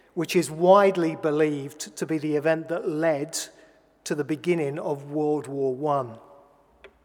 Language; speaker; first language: English; native; English